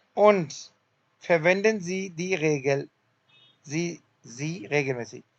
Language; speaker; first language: German; non-native, learner; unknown